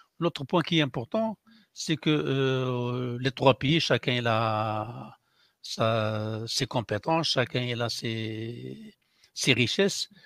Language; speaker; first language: French; non-native, local second language; Arabic